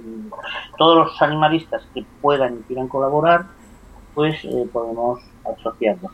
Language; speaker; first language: Spanish; native; Spanish